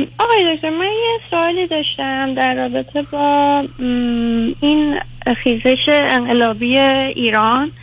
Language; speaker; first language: Persian; early bilingual, heritage; Persian